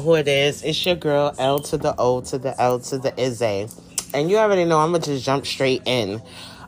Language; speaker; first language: English; native; English